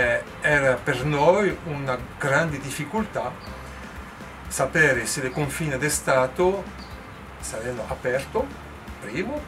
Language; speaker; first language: Italian; non-native, learner; French